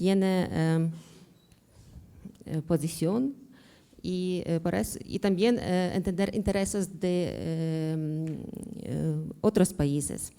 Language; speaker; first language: Spanish; non-native, learner; Ukrainian